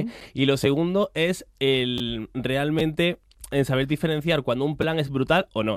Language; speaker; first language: Spanish; native; Spanish